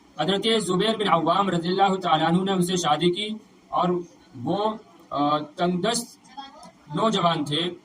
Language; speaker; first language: Urdu; native; Urdu